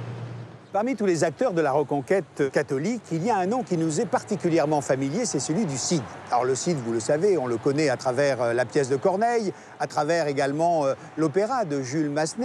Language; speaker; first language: French; native; French